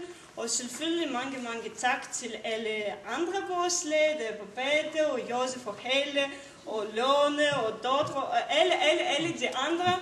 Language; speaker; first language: Danish; non-native, learner; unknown